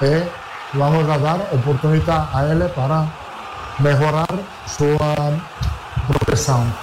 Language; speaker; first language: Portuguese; non-native, fluent; Italian